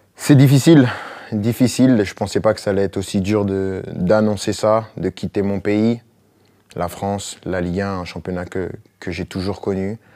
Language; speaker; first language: French; native; French